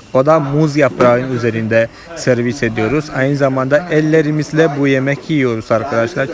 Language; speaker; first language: Turkish; non-native, fluent; Malayalam